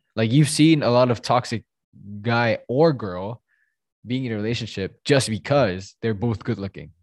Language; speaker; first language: English; non-native, fluent; Indonesian